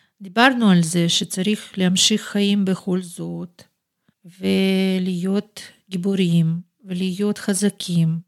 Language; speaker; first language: Hebrew; non-native, fluent; Russian